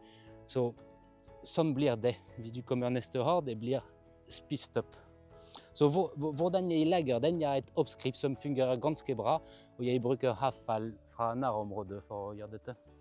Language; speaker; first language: Norwegian; non-native, fluent; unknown